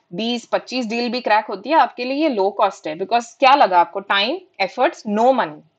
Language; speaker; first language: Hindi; non-native, local second language; Marathi